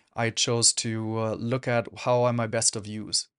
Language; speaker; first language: English; non-native, fluent; German